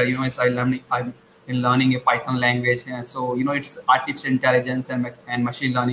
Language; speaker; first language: English; non-native, learner; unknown